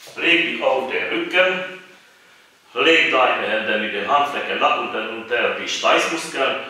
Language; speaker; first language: German; non-native, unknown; Hungarian